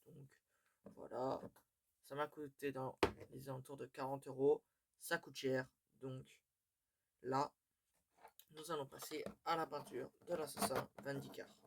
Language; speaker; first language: French; native; French